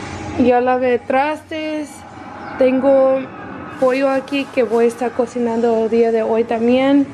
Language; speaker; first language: Spanish; early bilingual, heritage; English